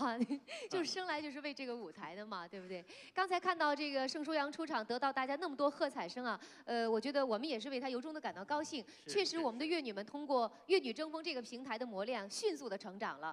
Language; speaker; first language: Chinese; native; Chinese